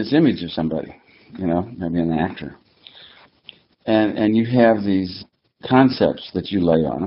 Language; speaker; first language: English; native; English